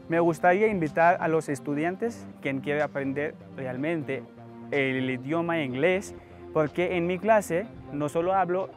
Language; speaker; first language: Spanish; non-native, fluent; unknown